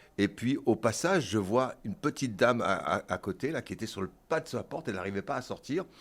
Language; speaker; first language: French; early bilingual, other home language; Kabyle